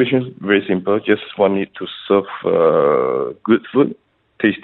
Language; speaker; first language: English; non-native, local second language; Chinese